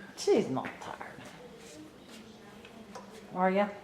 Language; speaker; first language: English; native; English